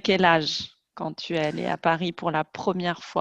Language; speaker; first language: French; native; French